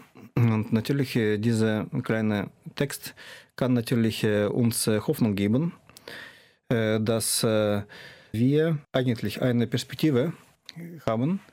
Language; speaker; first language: German; non-native, fluent; Russian